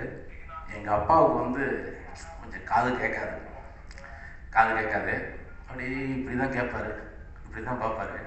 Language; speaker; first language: Tamil; native; Tamil